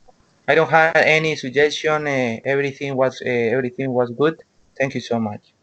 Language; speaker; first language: English; non-native, learner; Spanish